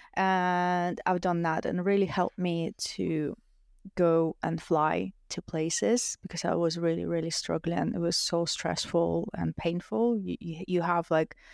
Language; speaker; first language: English; non-native, fluent; Russian